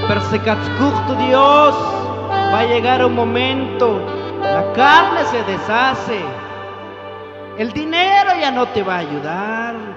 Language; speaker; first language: Spanish; non-native, local second language; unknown